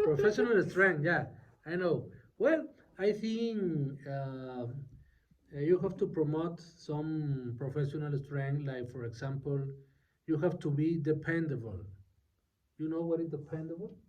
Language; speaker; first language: English; non-native, learner; Spanish